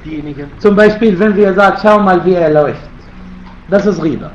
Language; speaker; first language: German; non-native, fluent; Arabic